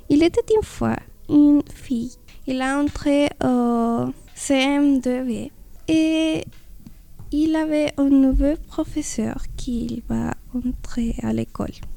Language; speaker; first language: French; non-native, learner; Spanish